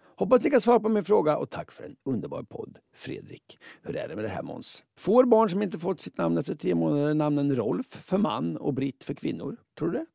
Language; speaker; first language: Swedish; native; Swedish